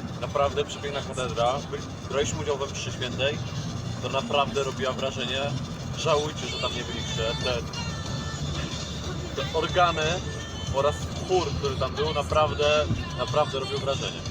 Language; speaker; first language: Polish; native; Polish